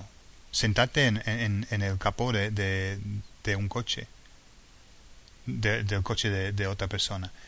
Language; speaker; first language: Spanish; non-native, fluent; English